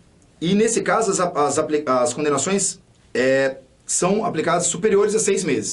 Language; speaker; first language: Portuguese; native; Portuguese